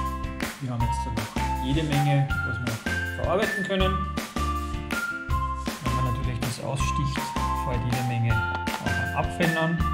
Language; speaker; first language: German; native; German